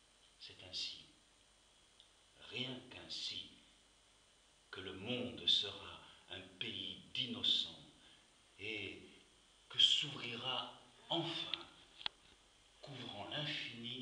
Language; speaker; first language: French; native; French